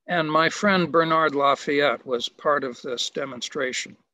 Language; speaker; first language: English; native; English